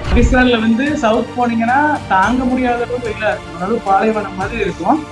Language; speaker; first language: Tamil; native; Tamil